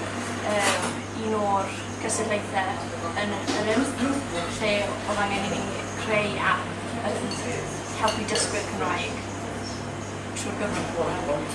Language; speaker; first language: Welsh; non-native, local second language; English